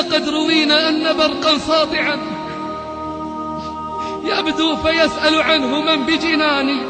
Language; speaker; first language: Arabic; native; Arabic